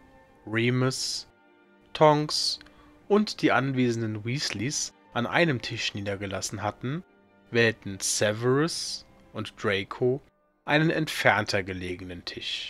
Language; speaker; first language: German; native; German